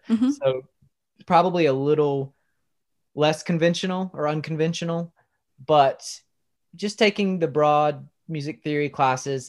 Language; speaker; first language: English; native; English